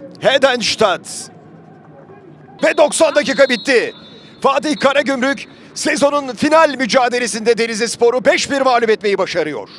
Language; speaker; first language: Turkish; native; Turkish